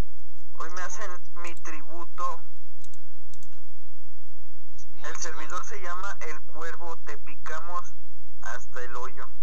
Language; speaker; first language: Spanish; native; Spanish